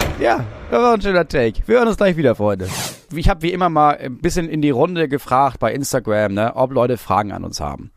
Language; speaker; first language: German; native; German